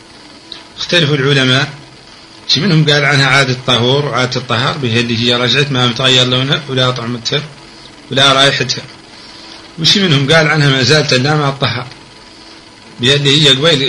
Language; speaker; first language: Arabic; native; Arabic